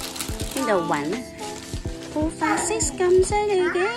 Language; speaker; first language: Cantonese; native; Cantonese